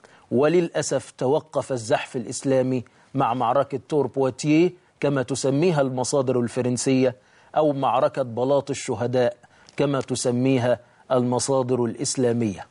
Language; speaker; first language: Arabic; native; Arabic